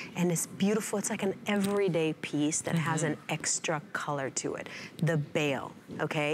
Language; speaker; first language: English; non-native, fluent; Hebrew